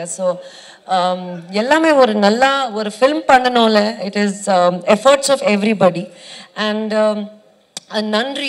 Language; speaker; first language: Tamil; non-native, learner; Kannada